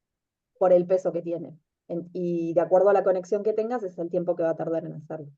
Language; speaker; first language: Spanish; native; Spanish